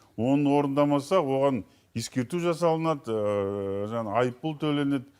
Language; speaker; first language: Kazakh; native; Kazakh